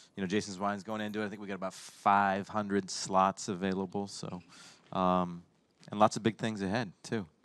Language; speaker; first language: English; native; English